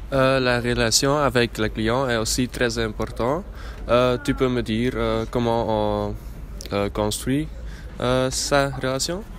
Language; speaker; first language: French; non-native, learner; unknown